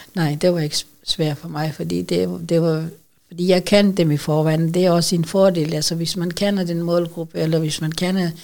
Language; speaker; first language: Danish; non-native, fluent; Urdu